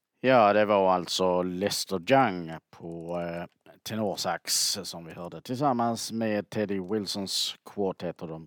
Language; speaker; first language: Swedish; native; Swedish